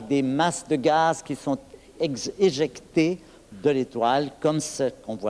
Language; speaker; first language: French; native; French